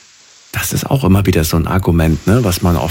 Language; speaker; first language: German; native; German